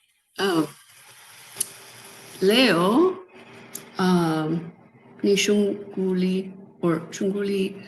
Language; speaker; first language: Swahili; non-native, learner; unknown